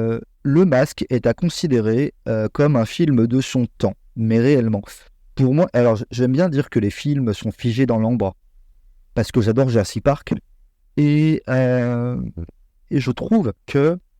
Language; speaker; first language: French; native; French